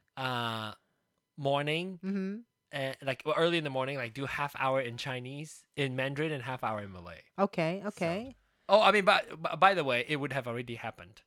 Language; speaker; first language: English; non-native, fluent; Japanese